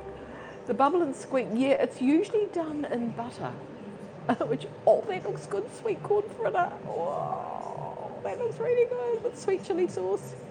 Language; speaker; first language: English; native; English